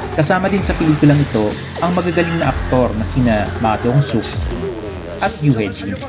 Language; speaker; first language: Filipino; native; Filipino